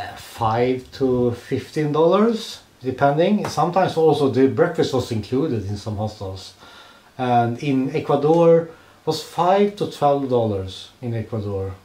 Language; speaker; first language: English; non-native, fluent; Swedish